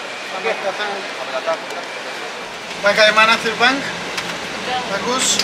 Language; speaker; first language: Indonesian; non-native, learner; Turkish